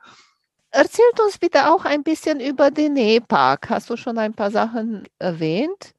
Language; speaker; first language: German; non-native, fluent; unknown